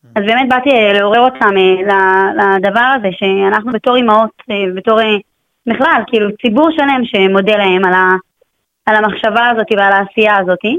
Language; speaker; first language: Hebrew; native; Hebrew